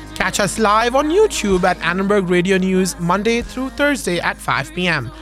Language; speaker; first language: English; non-native, local second language; Hindi